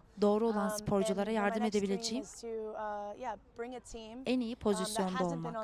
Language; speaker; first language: Turkish; non-native, learner; English